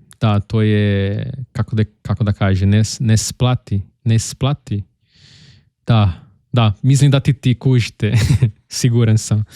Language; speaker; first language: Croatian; non-native, learner; Portuguese